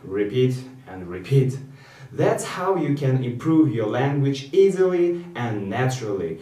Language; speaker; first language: English; non-native, fluent; Russian